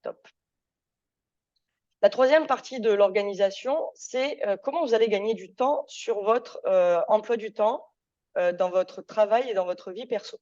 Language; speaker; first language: French; native; French